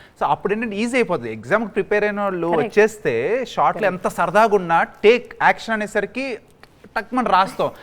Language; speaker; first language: Telugu; native; Telugu